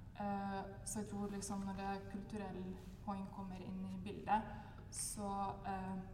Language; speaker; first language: Norwegian; non-native, fluent; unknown